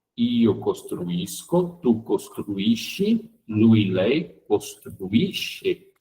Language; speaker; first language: Italian; non-native, fluent; Portuguese